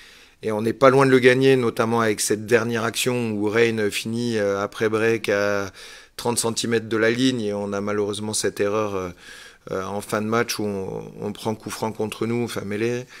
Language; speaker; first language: French; native; French